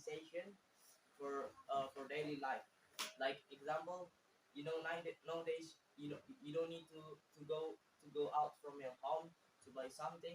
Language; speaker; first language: English; non-native, learner; Indonesian